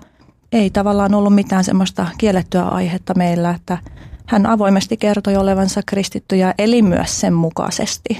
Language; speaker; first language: Finnish; early bilingual, other home language; Albanian